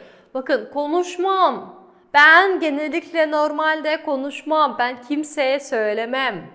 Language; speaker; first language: Turkish; non-native, fluent; Kazakh